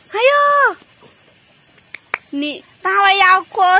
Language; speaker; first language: Chinese; non-native, learner; Indonesian